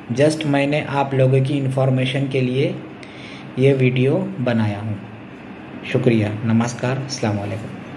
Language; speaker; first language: Hindi; non-native, local second language; Urdu